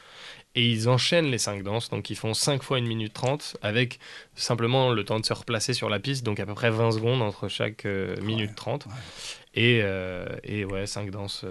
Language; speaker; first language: French; native; French